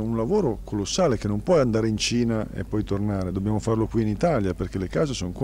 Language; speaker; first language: Italian; native; Italian